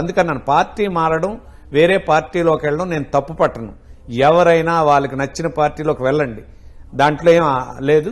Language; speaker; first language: Telugu; native; Telugu